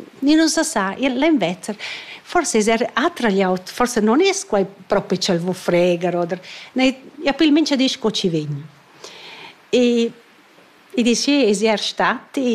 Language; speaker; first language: Italian; non-native, fluent; Romansh